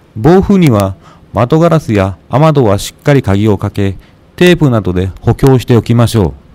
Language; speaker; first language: Japanese; native; Japanese